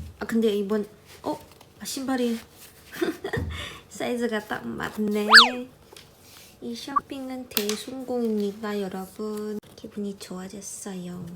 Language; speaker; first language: Korean; non-native, learner; Malay